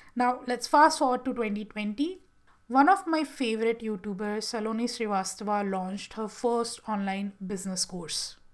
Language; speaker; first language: English; non-native, local second language; Gujarati